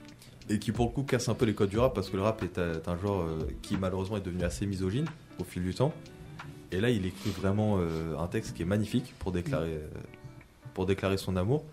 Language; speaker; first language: French; native; French